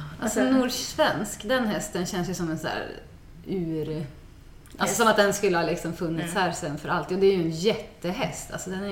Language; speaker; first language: Swedish; native; Swedish